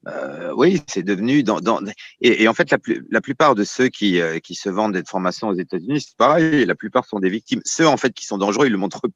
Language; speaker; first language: French; native; French